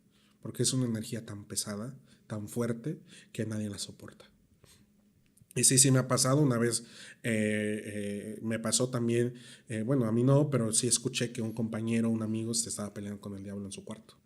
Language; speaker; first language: Spanish; native; Spanish